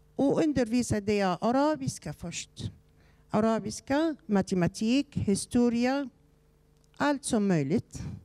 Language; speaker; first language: Swedish; non-native, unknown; Arabic